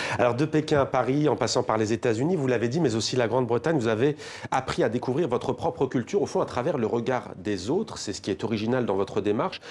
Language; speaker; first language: French; native; French